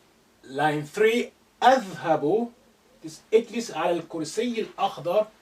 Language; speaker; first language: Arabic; non-native, fluent; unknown